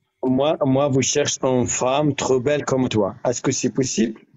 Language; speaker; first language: French; non-native, learner; Arabic